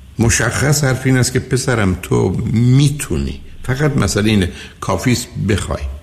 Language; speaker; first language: Persian; native; Persian